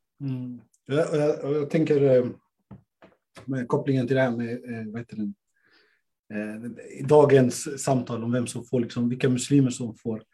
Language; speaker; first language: Swedish; native; Swedish